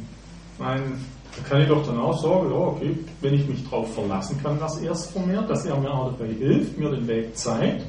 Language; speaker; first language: German; native; German